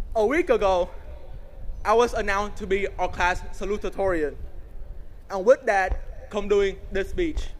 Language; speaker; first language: English; non-native, fluent; Vietnamese